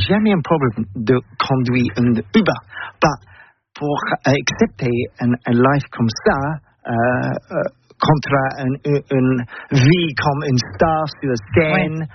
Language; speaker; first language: French; non-native, learner; English